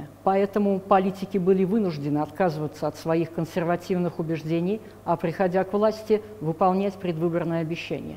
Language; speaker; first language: Russian; native; Russian